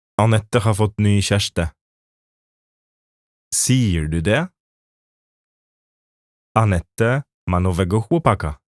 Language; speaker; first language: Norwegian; non-native, fluent; Polish